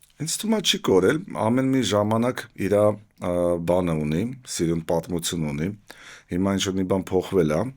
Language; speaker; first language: Armenian; native; Armenian